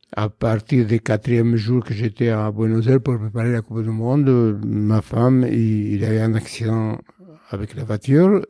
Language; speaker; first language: French; non-native, fluent; Spanish